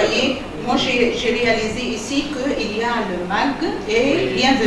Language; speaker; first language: French; non-native, fluent; Arabic